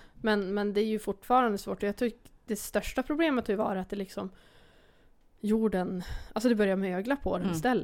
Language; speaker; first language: Swedish; native; Swedish